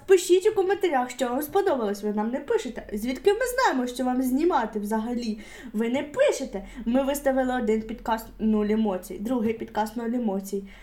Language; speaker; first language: Ukrainian; native; Ukrainian